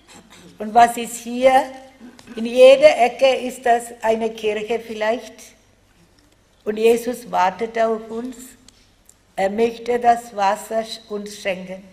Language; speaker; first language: German; non-native, fluent; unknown